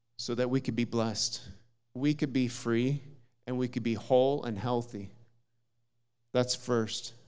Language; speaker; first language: English; native; English